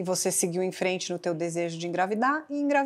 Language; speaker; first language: Portuguese; native; Portuguese